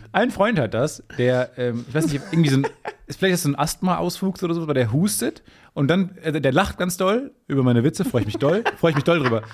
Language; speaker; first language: German; native; German